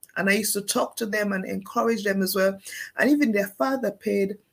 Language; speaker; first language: English; non-native, local second language; Krio